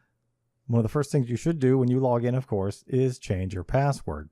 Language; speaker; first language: English; native; English